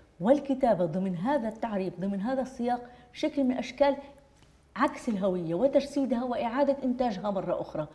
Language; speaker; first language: Arabic; native; Arabic